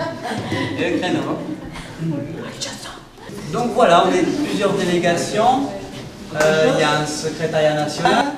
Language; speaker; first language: French; native; French